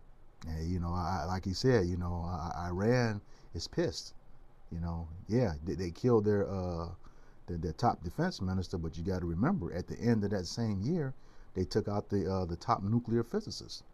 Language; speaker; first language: English; native; English